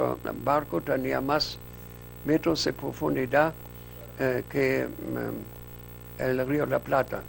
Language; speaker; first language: Spanish; non-native, fluent; German